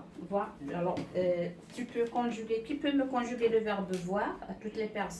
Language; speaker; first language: French; non-native, local second language; Arabic